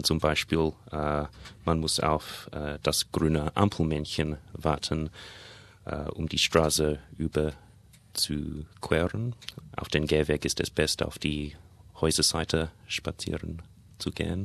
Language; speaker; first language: German; non-native, learner; English